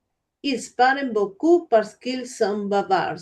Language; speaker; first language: French; non-native, learner; Spanish